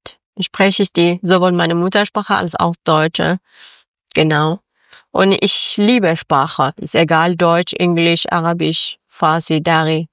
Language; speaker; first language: German; non-native, learner; Persian